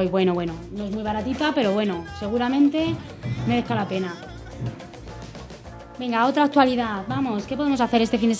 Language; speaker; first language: Spanish; native; Spanish